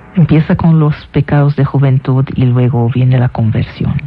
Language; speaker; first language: Spanish; non-native, fluent; Arabic